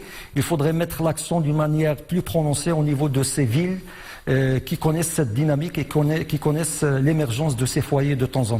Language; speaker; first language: French; non-native, local second language; Arabic